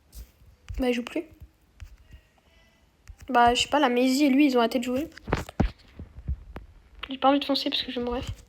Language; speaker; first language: French; native; French